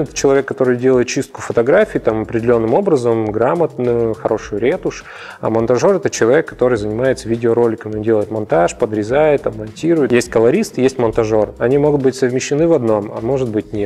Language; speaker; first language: Russian; native; Russian